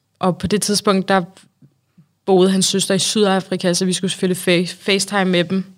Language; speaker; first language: Danish; early bilingual, other home language; Arabic